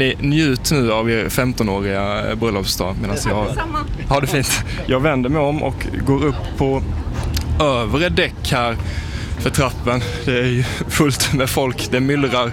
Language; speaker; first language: Swedish; native; Swedish